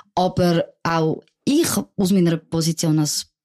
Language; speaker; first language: German; non-native, fluent; French